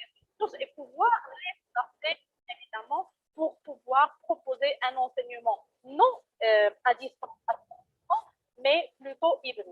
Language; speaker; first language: French; non-native, local second language; Arabic